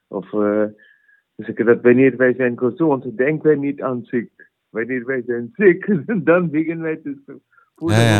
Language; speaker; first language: Dutch; non-native, fluent; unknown